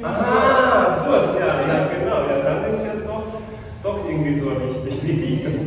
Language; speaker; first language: German; non-native, fluent; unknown